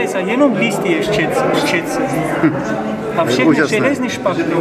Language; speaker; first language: Czech; non-native, learner; Armenian